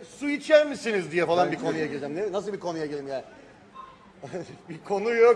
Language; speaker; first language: Turkish; native; Turkish